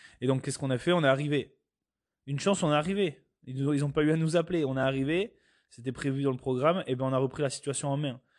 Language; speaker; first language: French; native; French